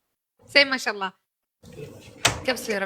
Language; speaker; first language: Arabic; native; Arabic